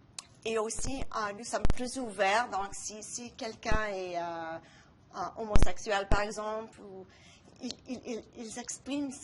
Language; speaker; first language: French; non-native, local second language; English